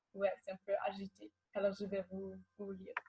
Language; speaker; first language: French; non-native, fluent; German